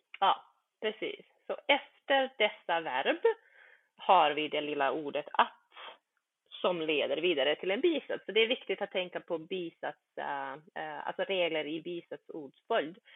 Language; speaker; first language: Swedish; early bilingual, other home language; Bosnian